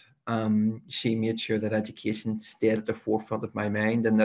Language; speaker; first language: English; native; English